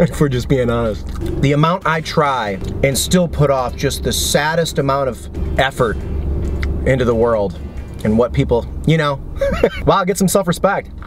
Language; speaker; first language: English; native; English